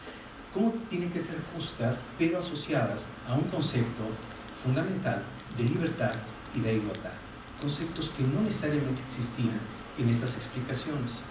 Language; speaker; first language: Spanish; native; Spanish